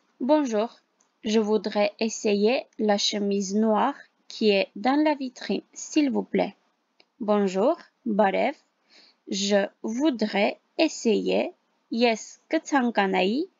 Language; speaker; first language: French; non-native, fluent; Armenian